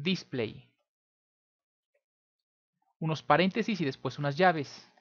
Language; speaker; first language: Spanish; native; Spanish